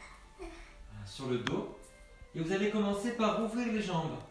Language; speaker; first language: French; native; French